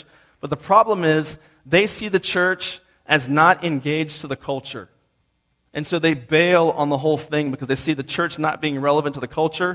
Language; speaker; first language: English; native; English